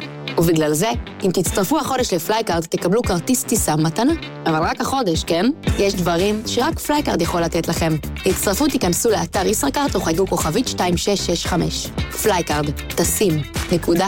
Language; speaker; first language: Hebrew; native; Hebrew